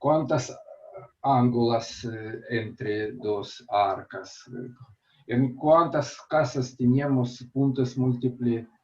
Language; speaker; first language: Spanish; non-native, fluent; Russian